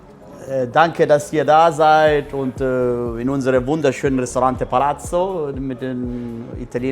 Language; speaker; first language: German; non-native, fluent; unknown